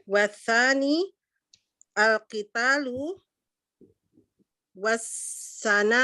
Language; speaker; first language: Arabic; non-native, learner; Indonesian